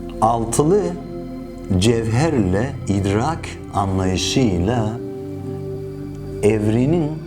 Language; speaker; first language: Turkish; non-native, fluent; Persian